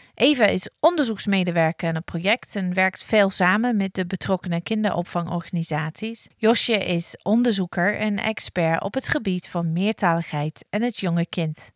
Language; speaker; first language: Dutch; non-native, fluent; English